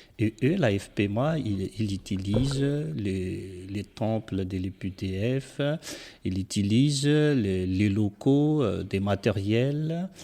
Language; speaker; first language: French; non-native, local second language; Malagasy